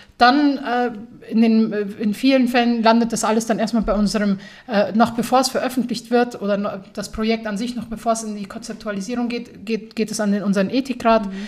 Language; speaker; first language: German; early bilingual, other home language; Persian